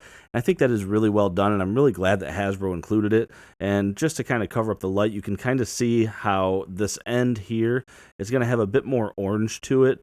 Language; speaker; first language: English; native; English